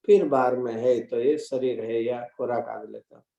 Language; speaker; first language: Hindi; non-native, local second language; Gujarati